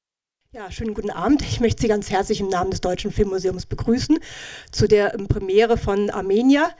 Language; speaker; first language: German; native; German